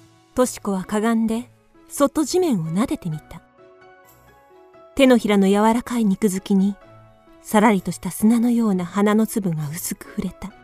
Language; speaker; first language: Japanese; native; Japanese